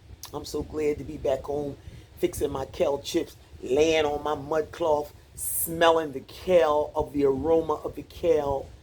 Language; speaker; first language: English; native; English